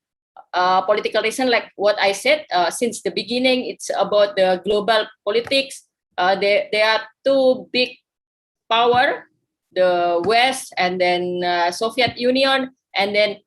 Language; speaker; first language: English; non-native, fluent; Indonesian